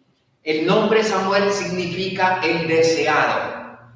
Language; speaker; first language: Spanish; native; Spanish